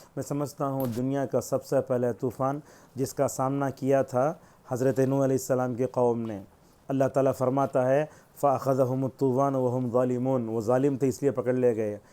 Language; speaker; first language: Urdu; native; Urdu